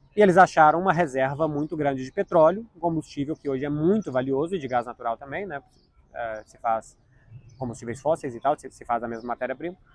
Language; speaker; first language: Portuguese; native; Portuguese